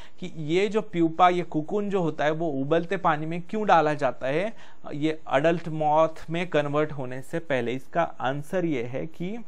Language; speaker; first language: Hindi; non-native, local second language; Marathi